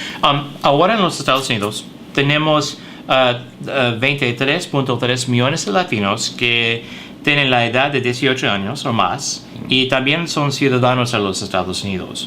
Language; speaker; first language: Spanish; early bilingual, heritage; English